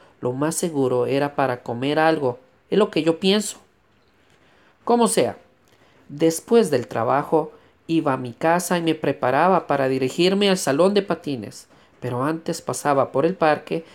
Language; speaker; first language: Spanish; native; Spanish